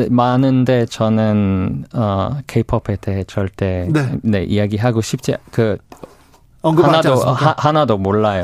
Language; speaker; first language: Korean; non-native, fluent; English